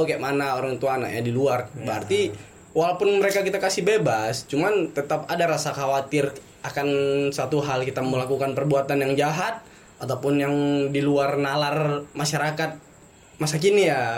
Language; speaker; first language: Indonesian; native; Indonesian